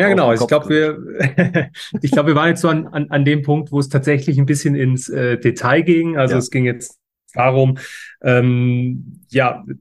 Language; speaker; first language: German; native; German